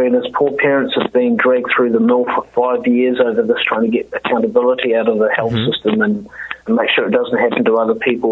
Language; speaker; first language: English; native; English